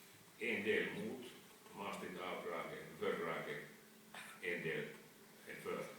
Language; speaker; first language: Swedish; non-native, fluent; Finnish